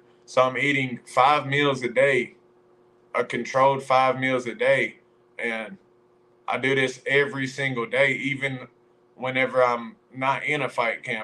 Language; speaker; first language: English; native; English